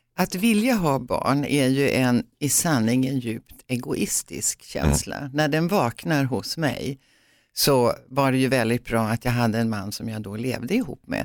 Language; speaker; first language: Swedish; native; Swedish